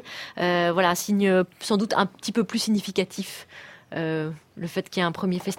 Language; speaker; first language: French; native; French